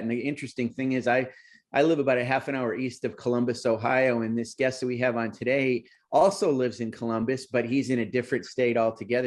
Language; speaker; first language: English; native; English